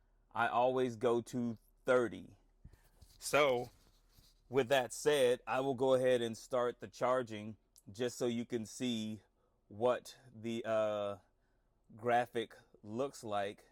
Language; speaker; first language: English; native; English